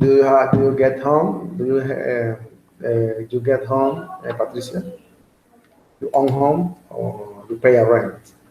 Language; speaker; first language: English; non-native, learner; Spanish